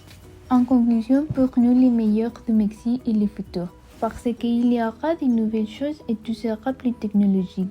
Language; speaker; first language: French; non-native, learner; Spanish